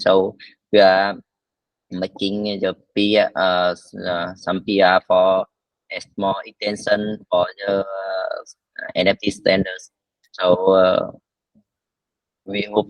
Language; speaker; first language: English; non-native, learner; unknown